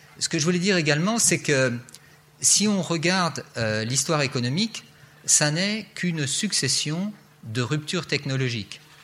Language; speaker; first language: French; native; French